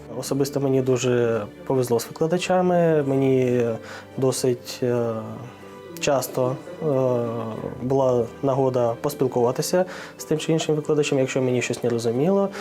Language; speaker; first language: Ukrainian; non-native, local second language; Russian